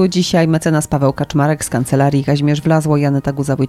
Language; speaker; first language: Polish; native; Polish